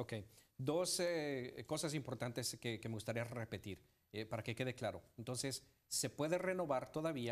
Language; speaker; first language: Spanish; native; Spanish